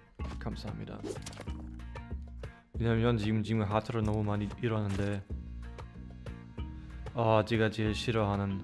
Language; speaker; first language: Korean; non-native, learner; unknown